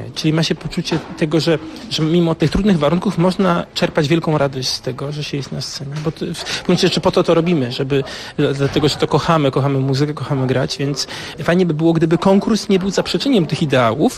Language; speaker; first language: Polish; native; Polish